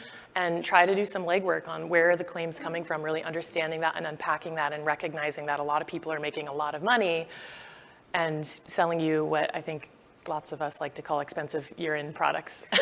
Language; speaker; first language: English; native; English